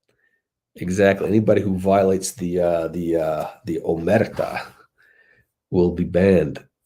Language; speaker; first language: English; native; English